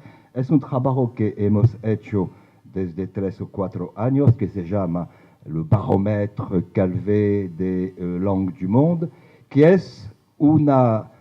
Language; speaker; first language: Spanish; non-native, fluent; French